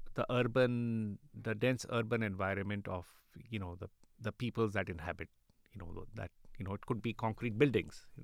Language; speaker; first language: English; non-native, local second language; Urdu